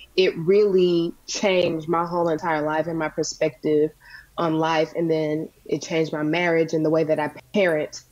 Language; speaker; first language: English; native; English